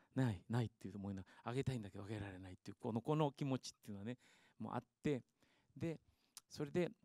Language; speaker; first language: Japanese; early bilingual, heritage; Spanish